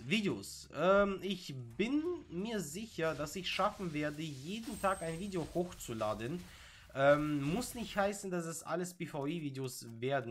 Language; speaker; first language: German; native; German